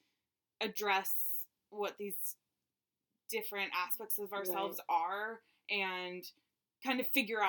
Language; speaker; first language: English; native; English